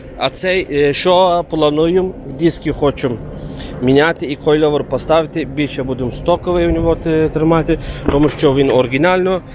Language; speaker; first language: Ukrainian; early bilingual, heritage; Turkish